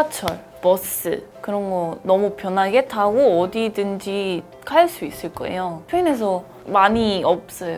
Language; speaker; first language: Korean; non-native, fluent; Spanish